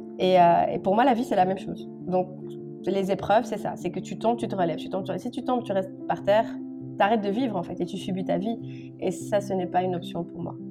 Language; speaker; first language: French; non-native, local second language; Arabic